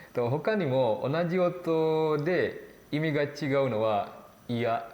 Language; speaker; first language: Japanese; non-native, learner; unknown